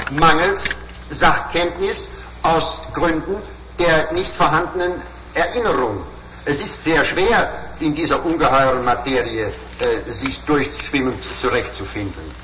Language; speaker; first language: German; native; German